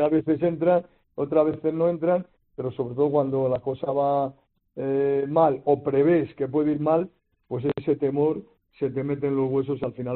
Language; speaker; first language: Spanish; native; Spanish